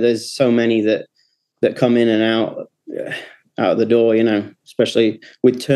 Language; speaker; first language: English; native; English